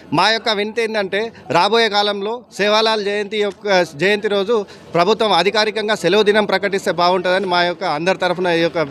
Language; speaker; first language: Telugu; non-native, local second language; Lambadi